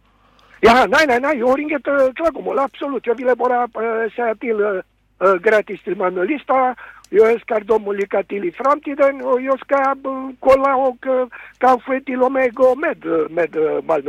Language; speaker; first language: Swedish; non-native, fluent; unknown